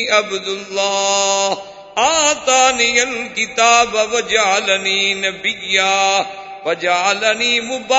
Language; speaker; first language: Urdu; native; Urdu